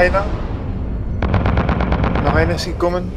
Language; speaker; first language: German; non-native, learner; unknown